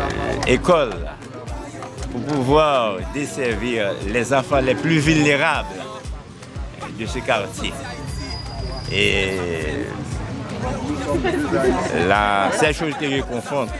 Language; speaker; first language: French; non-native, local second language; Haitian Creole